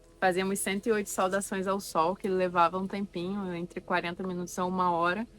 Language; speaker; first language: Portuguese; native; Portuguese